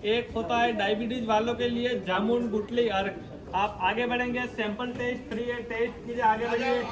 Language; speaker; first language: Hindi; native; Hindi